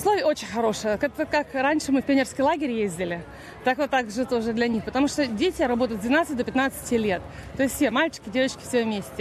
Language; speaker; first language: Russian; native; Russian